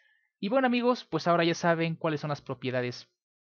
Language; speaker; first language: Spanish; native; Spanish